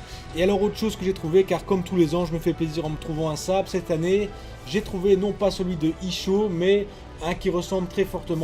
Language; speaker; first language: French; native; French